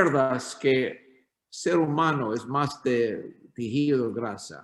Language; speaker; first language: Spanish; non-native, learner; English